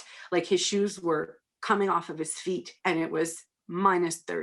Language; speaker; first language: English; native; English